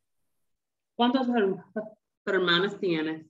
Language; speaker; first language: Spanish; non-native, learner; English